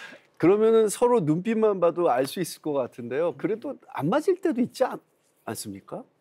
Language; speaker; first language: Korean; native; Korean